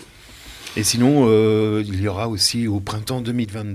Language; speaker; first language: French; native; French